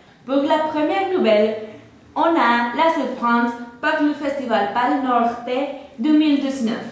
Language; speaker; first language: French; non-native, learner; Spanish